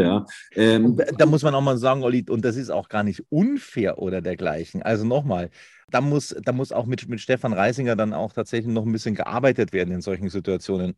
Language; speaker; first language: German; native; German